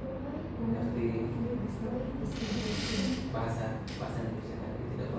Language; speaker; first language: Indonesian; non-native, learner; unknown